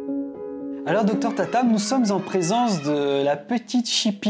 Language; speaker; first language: French; native; French